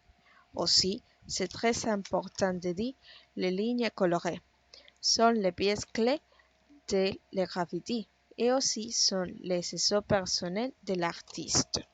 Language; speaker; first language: French; non-native, learner; Spanish